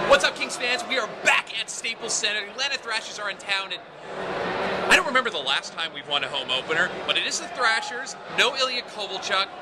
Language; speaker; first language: English; native; English